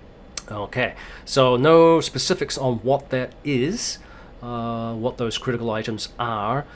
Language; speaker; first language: English; native; English